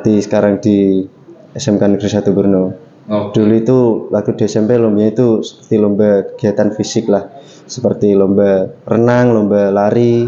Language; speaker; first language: Indonesian; non-native, local second language; Javanese